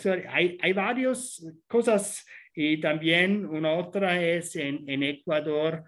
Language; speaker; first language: Spanish; non-native, fluent; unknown